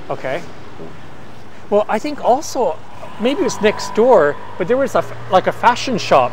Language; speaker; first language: English; native; English